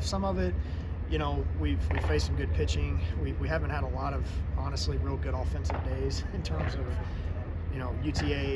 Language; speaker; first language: English; native; English